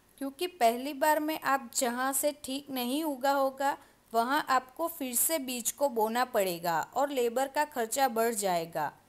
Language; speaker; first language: Hindi; non-native, local second language; Gujarati